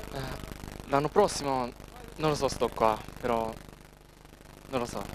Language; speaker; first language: Italian; non-native, learner; Japanese